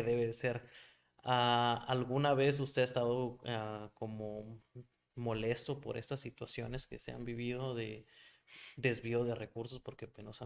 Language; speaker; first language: Spanish; native; Spanish